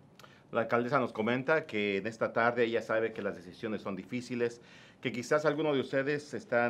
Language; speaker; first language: Spanish; native; Spanish